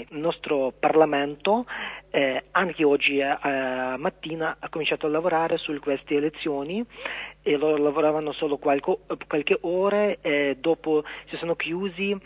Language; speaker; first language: Italian; non-native, learner; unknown